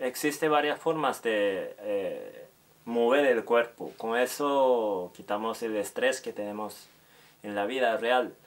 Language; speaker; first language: Spanish; non-native, fluent; Japanese